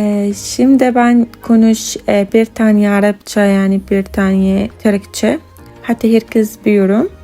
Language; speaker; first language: Turkish; non-native, learner; Arabic